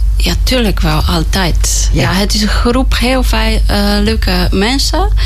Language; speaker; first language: Dutch; non-native, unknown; Polish